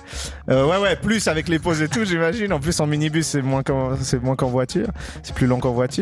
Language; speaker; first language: French; native; French